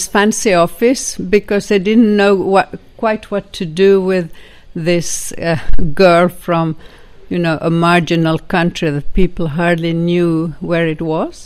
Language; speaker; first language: English; non-native, fluent; Swedish